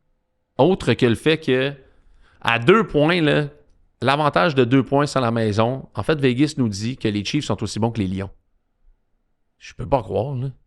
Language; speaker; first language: French; native; French